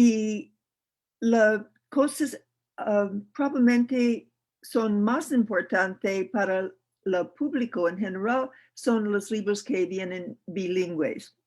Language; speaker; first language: Spanish; non-native, learner; English